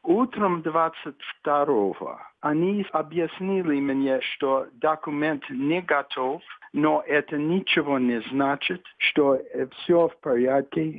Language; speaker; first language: Russian; non-native, fluent; English